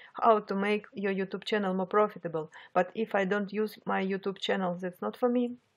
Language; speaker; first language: English; non-native, fluent; Russian